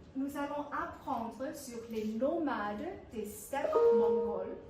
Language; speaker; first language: French; non-native, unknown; English